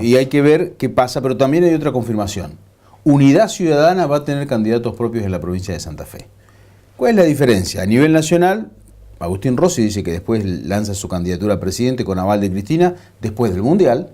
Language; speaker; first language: Spanish; native; Spanish